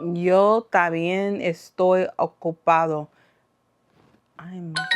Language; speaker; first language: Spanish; non-native, learner; English